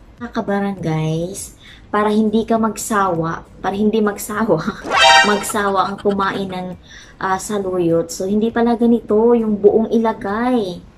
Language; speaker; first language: Filipino; non-native, local second language; Cebuano